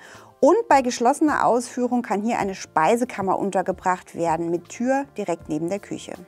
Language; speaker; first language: German; native; German